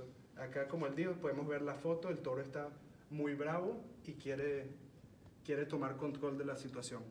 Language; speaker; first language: Spanish; early bilingual, heritage; Spanish